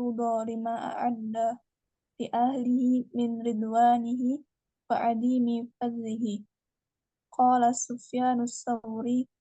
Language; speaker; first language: Arabic; non-native, learner; Indonesian